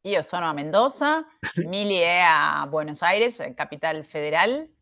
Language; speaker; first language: Italian; non-native, learner; Spanish